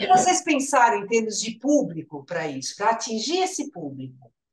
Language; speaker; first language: Portuguese; native; Portuguese